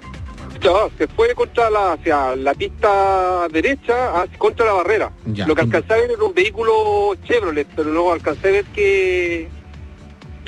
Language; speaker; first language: Spanish; native; Spanish